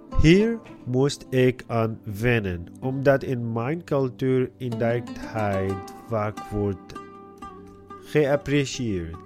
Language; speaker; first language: Dutch; non-native, learner; Arabic